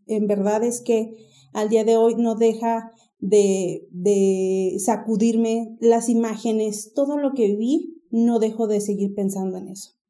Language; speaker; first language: Spanish; native; Spanish